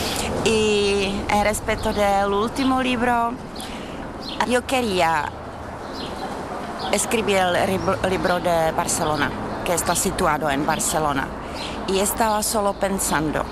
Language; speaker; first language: Spanish; non-native, fluent; Czech